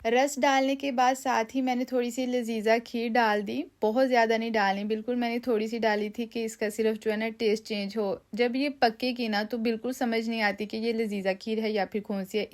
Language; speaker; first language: Urdu; non-native, local second language; Punjabi